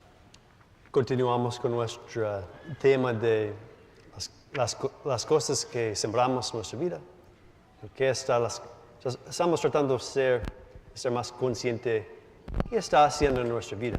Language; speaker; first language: Spanish; non-native, learner; English